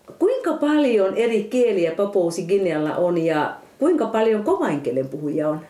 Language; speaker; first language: Finnish; native; Finnish